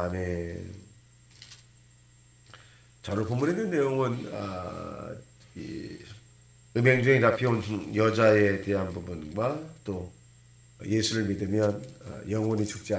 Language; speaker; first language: Korean; native; Korean